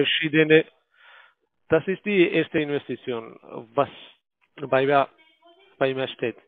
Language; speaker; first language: German; non-native, fluent; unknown